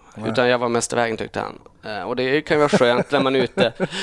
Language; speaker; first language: Swedish; native; Swedish